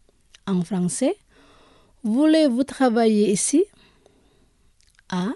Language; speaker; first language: French; non-native, fluent; Indonesian